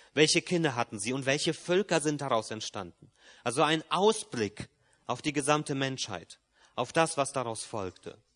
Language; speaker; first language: German; early bilingual, other home language; Polish